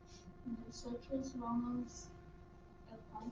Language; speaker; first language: Spanish; non-native, learner; English